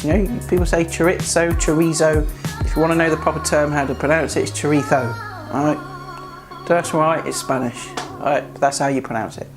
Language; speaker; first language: English; native; English